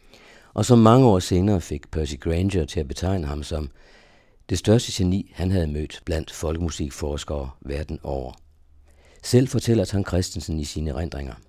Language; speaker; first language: Danish; native; Danish